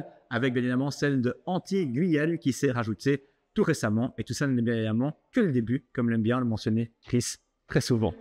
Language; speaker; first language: French; native; French